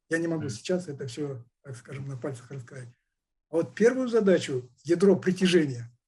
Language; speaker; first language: Russian; non-native, local second language; Kazakh